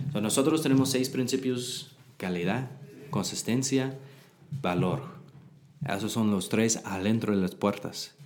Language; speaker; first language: Spanish; non-native, learner; English